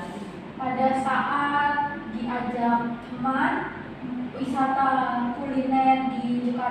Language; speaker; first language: Indonesian; non-native, learner; Arabic